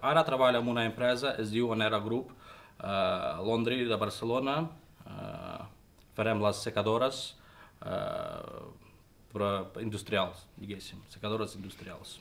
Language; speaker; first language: Catalan; non-native, learner; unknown